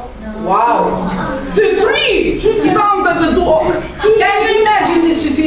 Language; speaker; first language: English; non-native, fluent; Azerbaijani